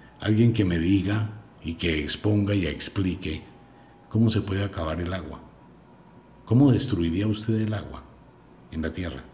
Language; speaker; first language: Spanish; native; Spanish